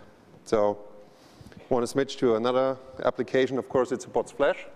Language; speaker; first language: English; non-native, fluent; German